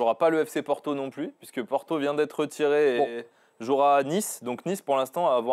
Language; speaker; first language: French; native; French